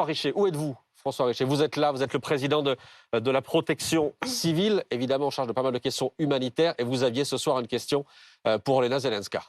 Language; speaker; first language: French; native; French